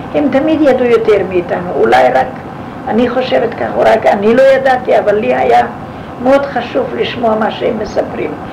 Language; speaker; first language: Hebrew; non-native, fluent; Yiddish